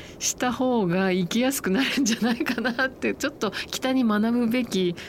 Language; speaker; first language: Japanese; native; Japanese